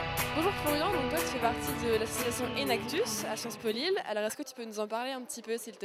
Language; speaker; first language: French; native; French